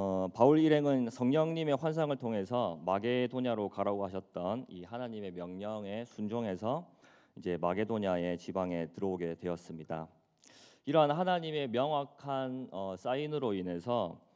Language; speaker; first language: Korean; native; Korean